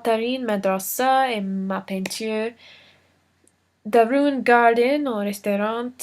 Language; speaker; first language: French; non-native, learner; English